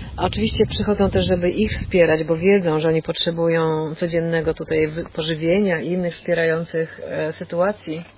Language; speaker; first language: Polish; native; Polish